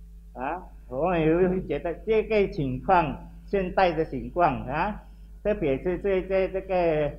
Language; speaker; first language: Chinese; non-native, local second language; Indonesian